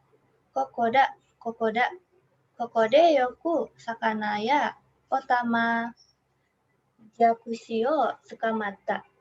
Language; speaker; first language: Japanese; non-native, learner; Indonesian